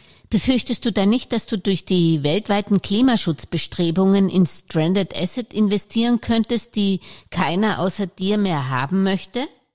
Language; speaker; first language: German; native; German